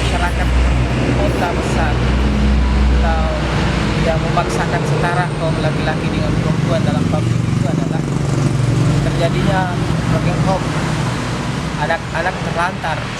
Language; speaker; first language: Indonesian; native; Indonesian